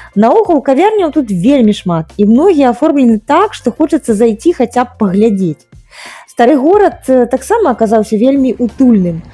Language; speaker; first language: Belarusian; native; Belarusian